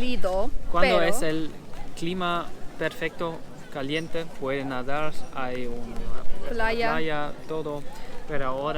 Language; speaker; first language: Spanish; non-native, learner; German